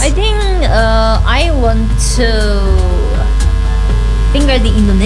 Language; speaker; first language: English; non-native, learner; Indonesian